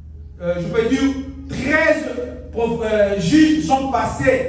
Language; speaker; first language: French; non-native, local second language; Lingala